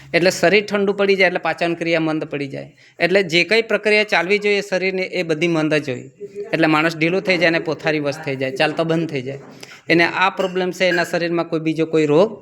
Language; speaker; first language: Gujarati; non-native, local second language; Gamit